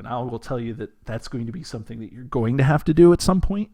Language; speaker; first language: English; native; English